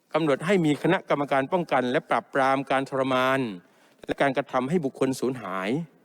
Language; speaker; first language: Thai; non-native, local second language; Pattani Malay